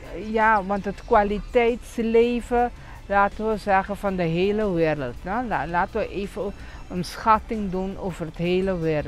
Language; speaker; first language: Dutch; non-native, local second language; Papiamento